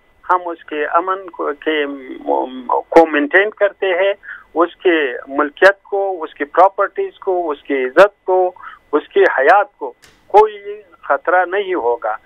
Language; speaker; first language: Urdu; non-native, fluent; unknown